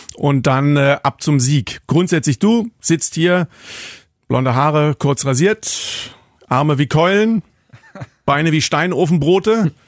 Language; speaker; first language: German; native; German